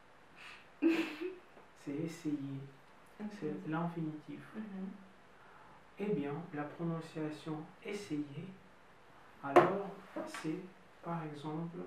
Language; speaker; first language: French; non-native, fluent; Russian